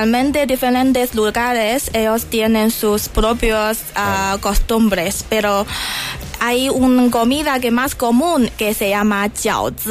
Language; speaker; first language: Spanish; non-native, learner; Chinese